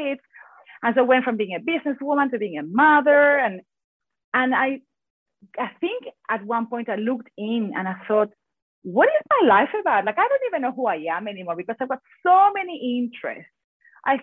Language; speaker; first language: English; non-native, fluent; Spanish